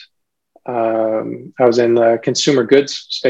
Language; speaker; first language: English; native; English